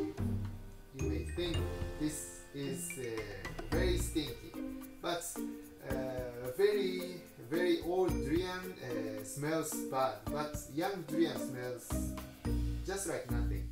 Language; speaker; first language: English; non-native, fluent; Japanese